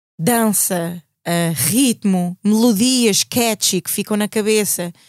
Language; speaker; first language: Portuguese; native; Portuguese